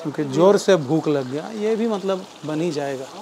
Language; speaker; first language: Hindi; non-native, local second language; Bangla